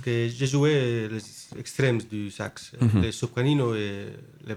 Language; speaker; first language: French; non-native, learner; Spanish